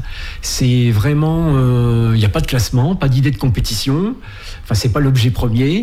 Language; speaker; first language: French; native; French